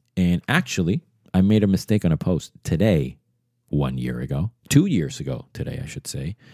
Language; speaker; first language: English; early bilingual, other home language; Spanish